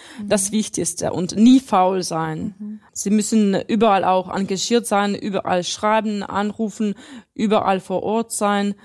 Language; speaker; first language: German; non-native, fluent; Russian